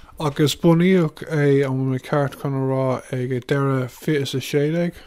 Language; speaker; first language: Irish; non-native, local second language; English